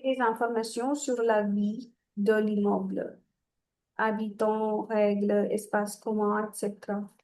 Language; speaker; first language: French; non-native, fluent; Hindi